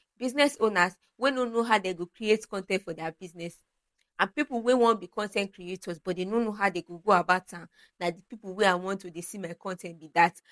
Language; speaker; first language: Nigerian Pidgin; non-native, local second language; Yoruba